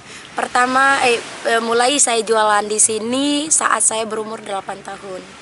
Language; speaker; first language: Indonesian; non-native, local second language; Sasak